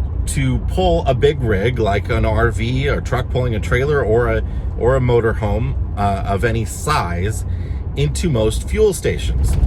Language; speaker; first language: English; native; English